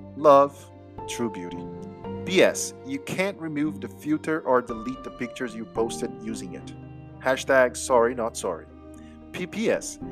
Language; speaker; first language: English; non-native, fluent; Portuguese